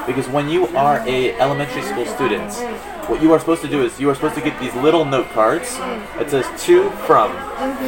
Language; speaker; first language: English; native; English